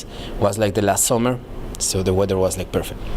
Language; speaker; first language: English; non-native, fluent; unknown